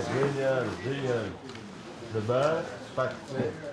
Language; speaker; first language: French; native; French